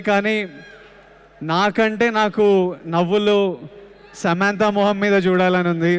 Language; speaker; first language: Telugu; native; Telugu